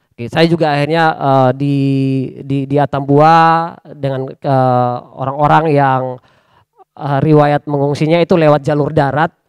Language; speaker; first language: Indonesian; native; Indonesian